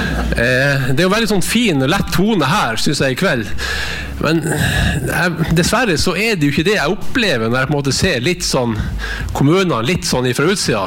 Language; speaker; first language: Norwegian; native; Norwegian